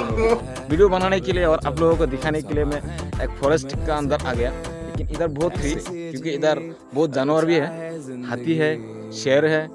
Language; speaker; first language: Hindi; non-native, local second language; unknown